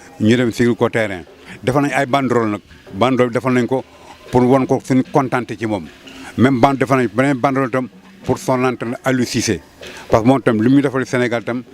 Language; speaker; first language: Wolof; non-native, local second language; Jola-Fonyi